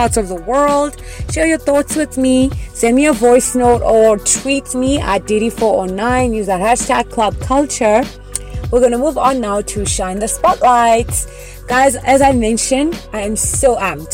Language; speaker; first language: English; non-native, local second language; Venda